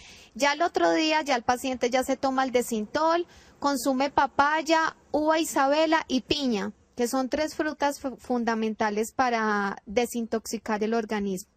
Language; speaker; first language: Spanish; native; Spanish